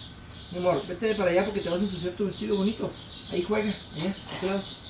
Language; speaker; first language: Spanish; native; Spanish